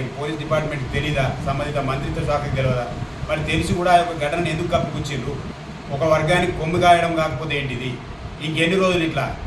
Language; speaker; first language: Telugu; native; Telugu